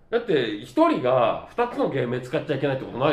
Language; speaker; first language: Japanese; native; Japanese